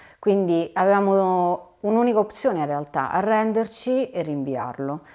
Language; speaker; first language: Italian; native; Italian